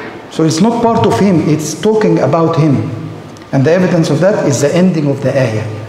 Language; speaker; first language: English; non-native, fluent; Arabic